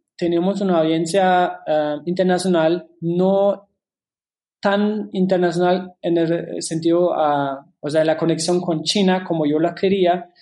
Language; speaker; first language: Spanish; non-native, fluent; German